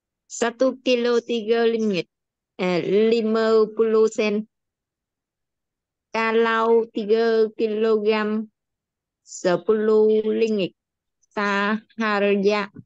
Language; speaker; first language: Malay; non-native, learner; Vietnamese